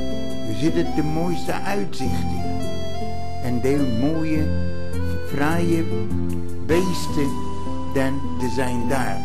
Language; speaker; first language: Dutch; non-native, fluent; Greek